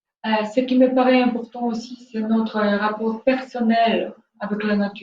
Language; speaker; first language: French; non-native, fluent; Polish